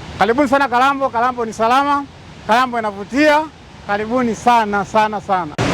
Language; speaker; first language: Swahili; native; Swahili